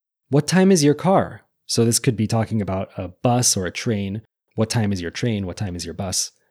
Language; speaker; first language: English; native; English